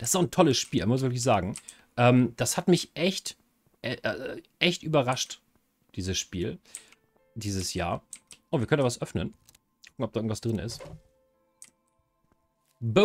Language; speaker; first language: German; native; German